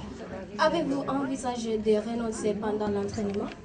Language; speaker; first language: French; non-native, learner; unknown